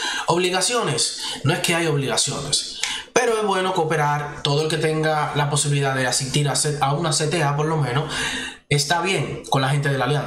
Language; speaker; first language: Spanish; native; Spanish